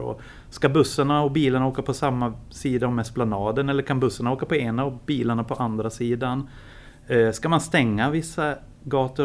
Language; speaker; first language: Swedish; native; Swedish